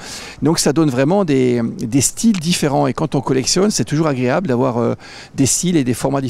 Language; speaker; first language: French; native; French